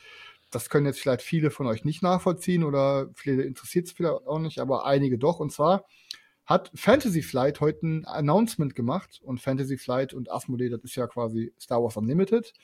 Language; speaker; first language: German; native; German